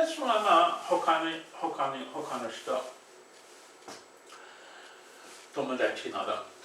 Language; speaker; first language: Japanese; non-native, fluent; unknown